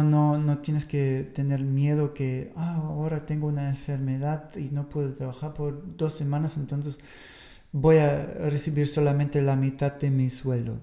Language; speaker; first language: Spanish; non-native, fluent; German